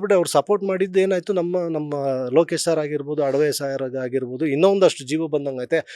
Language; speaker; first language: Kannada; native; Kannada